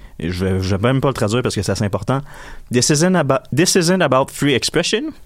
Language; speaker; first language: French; native; French